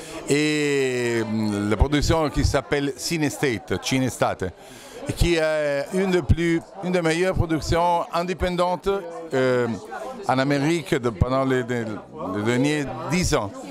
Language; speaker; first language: French; non-native, fluent; Italian